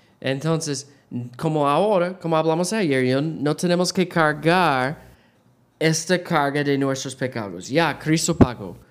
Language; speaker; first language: Spanish; non-native, learner; English